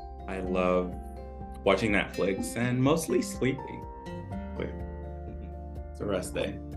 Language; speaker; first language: English; early bilingual, other home language; Portuguese